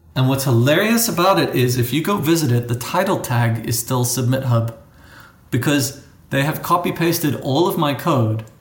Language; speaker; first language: English; native; English